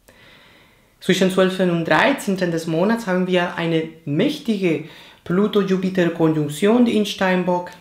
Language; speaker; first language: German; non-native, fluent; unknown